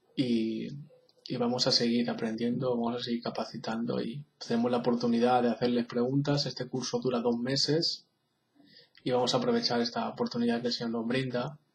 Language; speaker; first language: Spanish; native; Spanish